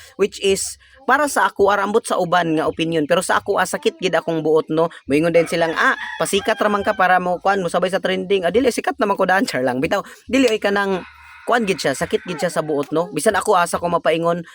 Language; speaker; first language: Cebuano; non-native, local second language; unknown